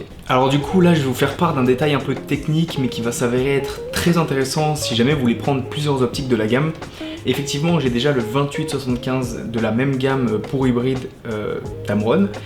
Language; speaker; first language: French; native; French